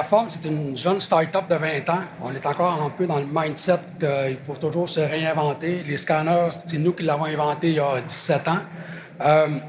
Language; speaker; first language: French; native; French